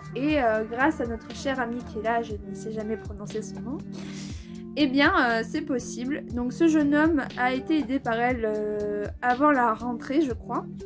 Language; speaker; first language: French; native; French